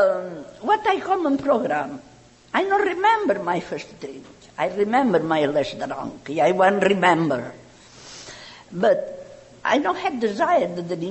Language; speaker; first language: English; non-native, learner; Catalan